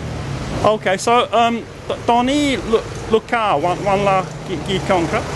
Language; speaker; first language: Thai; non-native, learner; English